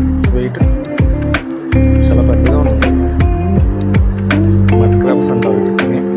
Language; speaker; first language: Telugu; native; Telugu